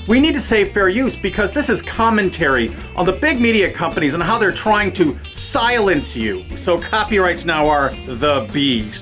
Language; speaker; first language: English; native; English